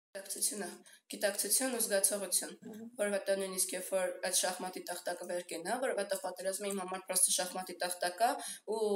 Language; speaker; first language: Armenian; native; Armenian